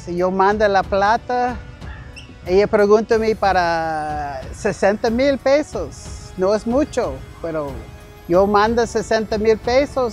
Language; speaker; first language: Spanish; non-native, learner; English